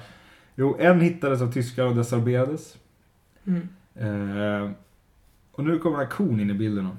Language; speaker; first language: Swedish; native; Swedish